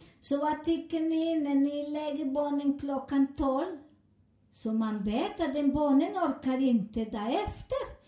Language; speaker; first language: Swedish; non-native, fluent; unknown